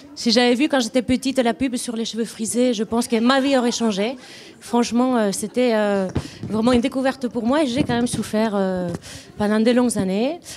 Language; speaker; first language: French; non-native, fluent; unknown